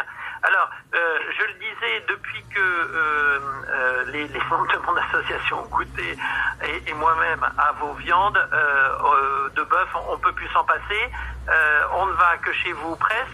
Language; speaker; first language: French; native; French